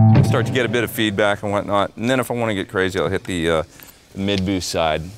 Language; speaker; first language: English; native; English